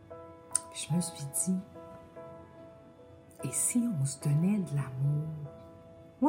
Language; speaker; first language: French; native; French